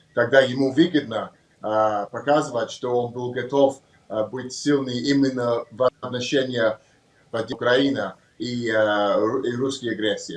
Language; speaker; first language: Russian; non-native, learner; English